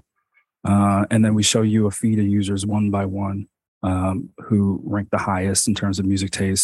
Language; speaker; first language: English; native; English